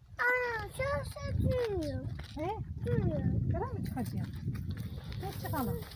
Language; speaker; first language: Turkish; native; Turkish